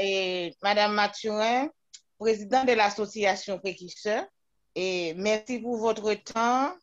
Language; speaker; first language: French; non-native, local second language; Haitian Creole